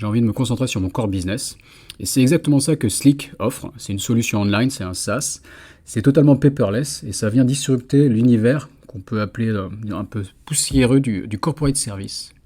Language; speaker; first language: French; native; French